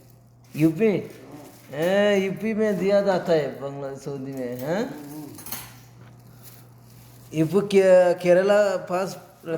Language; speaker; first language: Hindi; non-native, learner; Bangla